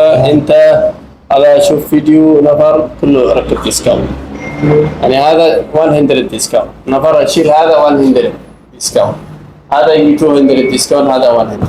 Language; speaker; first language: Arabic; non-native, learner; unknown